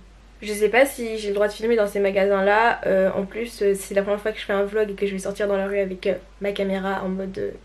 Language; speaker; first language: French; native; French